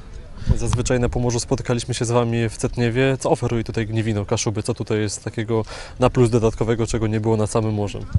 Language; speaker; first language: Polish; native; Polish